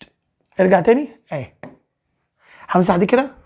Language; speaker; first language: Arabic; native; Arabic